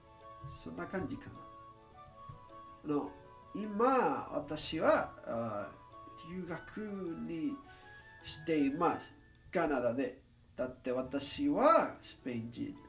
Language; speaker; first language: Japanese; non-native, learner; English